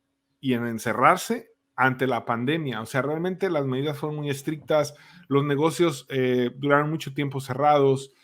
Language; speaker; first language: Spanish; native; Spanish